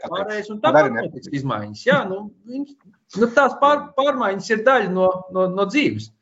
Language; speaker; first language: Latvian; native; Latvian